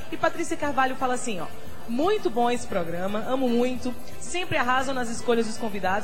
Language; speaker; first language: Portuguese; native; Portuguese